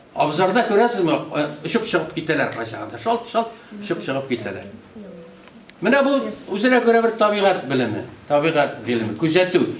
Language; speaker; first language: Tatar; native; Tatar